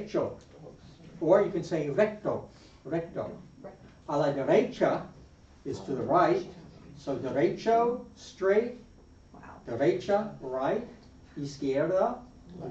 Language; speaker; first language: Spanish; non-native, fluent; English